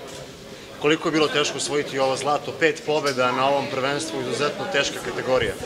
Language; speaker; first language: Serbian; native; Serbian